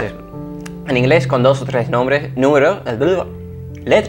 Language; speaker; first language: Spanish; non-native, fluent; English